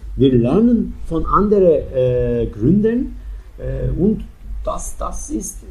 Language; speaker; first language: German; non-native, fluent; Turkish